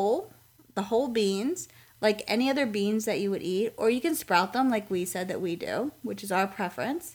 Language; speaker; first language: English; native; English